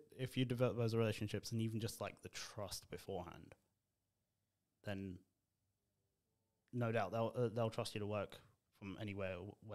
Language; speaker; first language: English; native; English